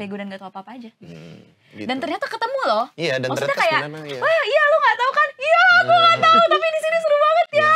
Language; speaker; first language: Indonesian; native; Indonesian